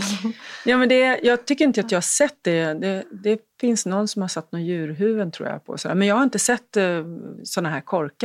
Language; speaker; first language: Swedish; native; Swedish